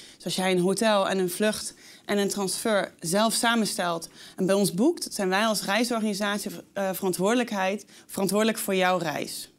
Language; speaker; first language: Dutch; native; Dutch